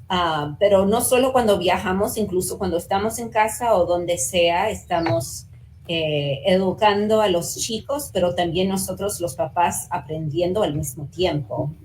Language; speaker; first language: Spanish; early bilingual, heritage; Spanish